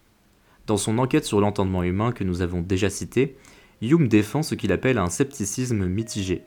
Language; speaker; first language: French; native; French